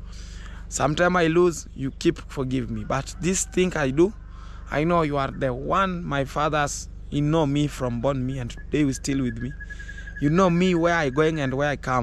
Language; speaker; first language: English; non-native, learner; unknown